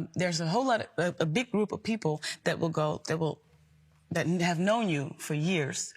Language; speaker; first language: English; non-native, fluent; Dutch